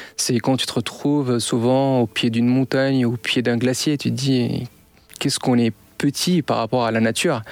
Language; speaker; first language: French; non-native, local second language; Arabic